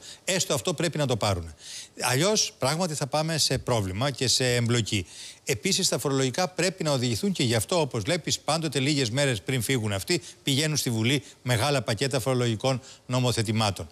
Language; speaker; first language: Greek; native; Greek